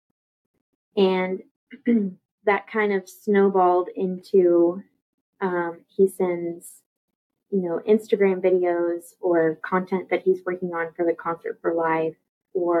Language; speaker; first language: English; native; English